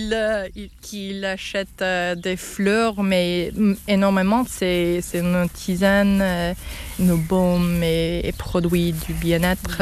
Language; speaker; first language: French; non-native, learner; English